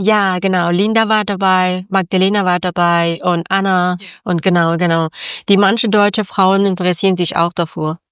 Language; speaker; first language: German; non-native, learner; Persian